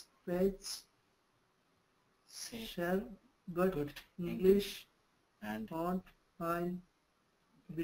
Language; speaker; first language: German; non-native, learner; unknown